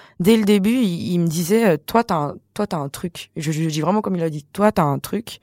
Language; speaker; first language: French; non-native, local second language; Malagasy